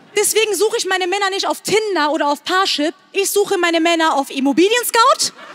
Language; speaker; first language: German; early bilingual, other home language; Persian